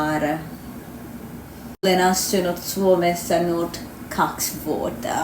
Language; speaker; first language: Finnish; non-native, learner; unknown